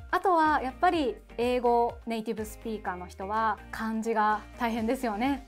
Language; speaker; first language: Japanese; native; Japanese